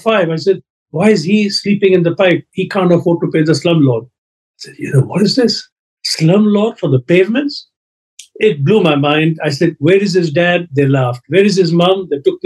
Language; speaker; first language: English; non-native, local second language; Sindhi